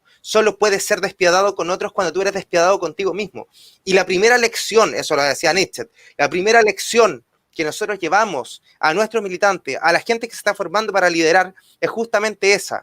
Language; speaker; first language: Spanish; native; Spanish